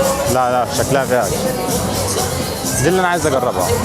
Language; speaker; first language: Arabic; native; Arabic